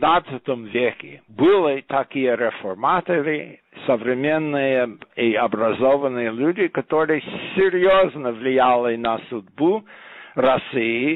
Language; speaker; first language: Russian; non-native, fluent; English